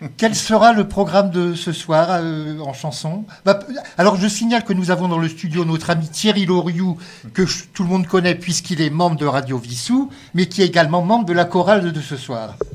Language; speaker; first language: French; native; French